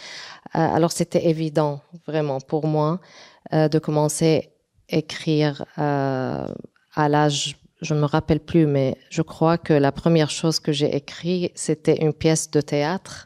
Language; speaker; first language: French; non-native, local second language; Arabic